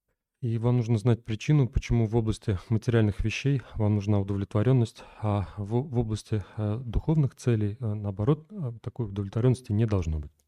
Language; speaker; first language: Russian; native; Russian